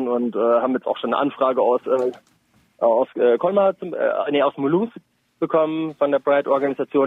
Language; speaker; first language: German; native; German